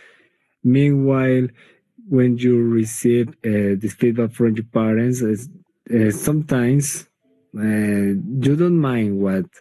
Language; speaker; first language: English; non-native, learner; Spanish